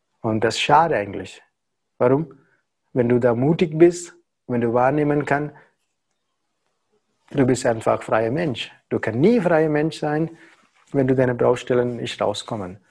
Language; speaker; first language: German; non-native, learner; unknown